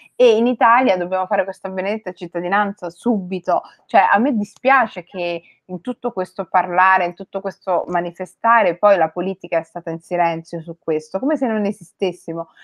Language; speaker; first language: Italian; early bilingual, other home language; Somali